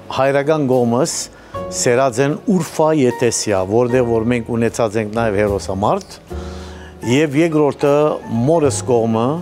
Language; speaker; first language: Armenian; early bilingual, heritage; Armenian